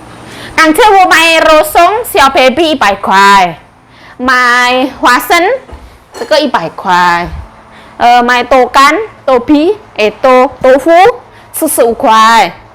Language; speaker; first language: Chinese; non-native, learner; Indonesian